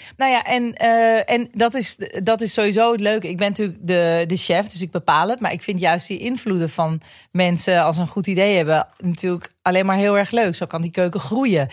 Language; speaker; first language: Dutch; native; Dutch